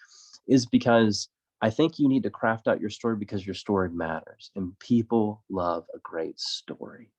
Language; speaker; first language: English; native; English